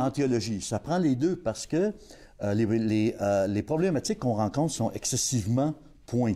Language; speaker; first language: French; native; French